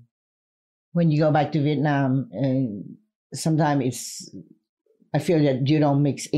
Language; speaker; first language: English; non-native, fluent; Vietnamese